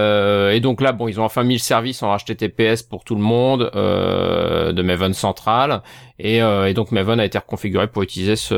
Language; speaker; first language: French; native; French